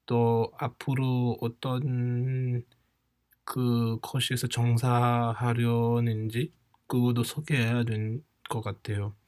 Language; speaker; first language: Korean; non-native, fluent; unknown